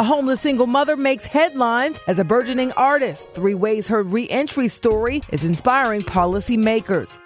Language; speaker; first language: English; native; English